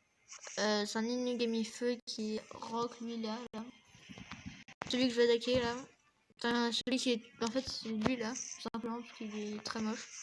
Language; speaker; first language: French; native; French